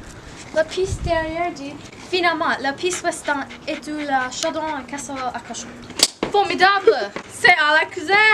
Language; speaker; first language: French; non-native, learner; English